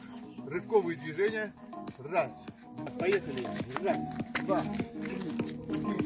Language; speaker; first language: Russian; native; Russian